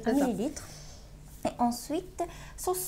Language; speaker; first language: French; non-native, learner; Japanese